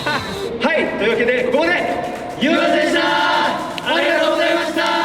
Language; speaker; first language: Japanese; non-native, learner; Korean